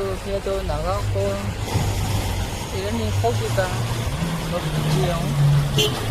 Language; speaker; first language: Korean; native; Korean